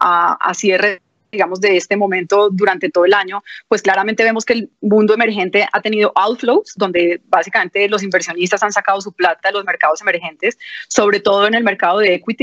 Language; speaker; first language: Spanish; native; Spanish